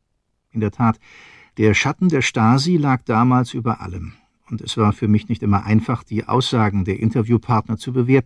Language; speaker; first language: German; native; German